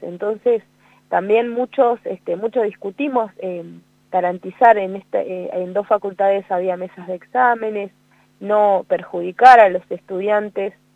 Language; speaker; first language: Spanish; native; Spanish